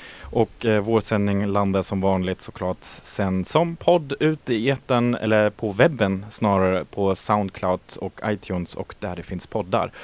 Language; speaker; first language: Swedish; native; Swedish